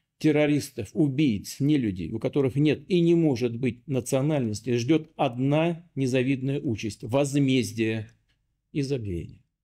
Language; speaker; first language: Russian; native; Russian